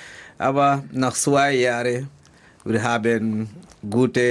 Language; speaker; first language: German; non-native, learner; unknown